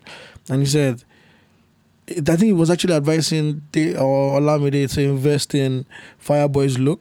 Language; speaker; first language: English; native; English